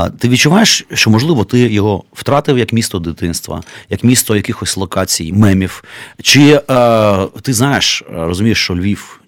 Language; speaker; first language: Ukrainian; native; Ukrainian